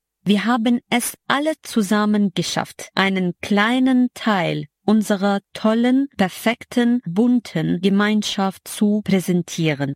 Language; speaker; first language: German; non-native, fluent; Arabic